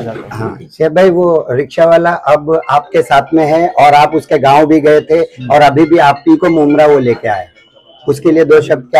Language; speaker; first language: Hindi; native; Hindi